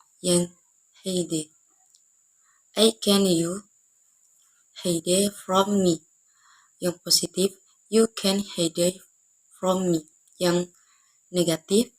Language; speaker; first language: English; non-native, learner; Indonesian